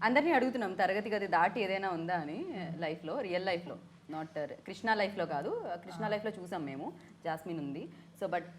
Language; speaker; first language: Telugu; native; Telugu